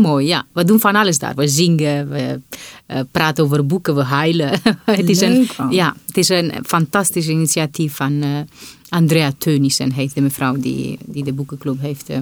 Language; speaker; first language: Dutch; non-native, fluent; Romanian